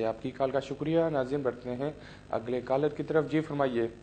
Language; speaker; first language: Urdu; native; Urdu